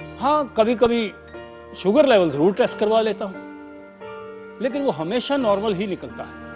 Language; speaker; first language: Hindi; native; Hindi